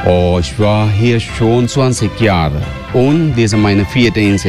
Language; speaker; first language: German; non-native, learner; Sinhala